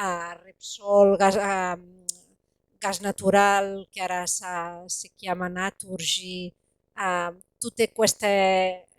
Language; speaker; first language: Italian; non-native, fluent; Catalan